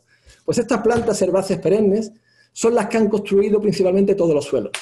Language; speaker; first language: Spanish; native; Spanish